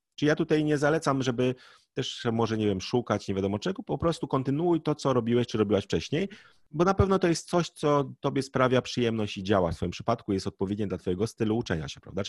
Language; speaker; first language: Polish; native; Polish